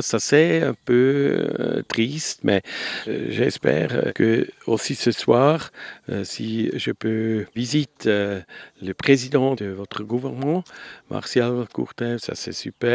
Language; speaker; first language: French; non-native, local second language; German